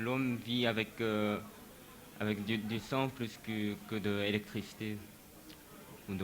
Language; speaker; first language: French; non-native, fluent; Japanese